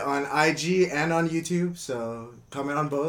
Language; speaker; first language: English; early bilingual, other home language; Indonesian